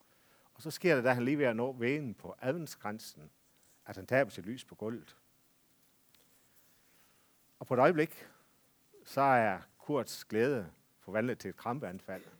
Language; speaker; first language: Danish; native; Danish